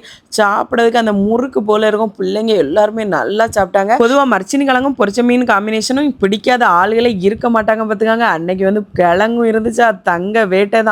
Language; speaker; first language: Tamil; native; Tamil